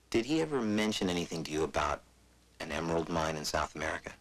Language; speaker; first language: English; native; English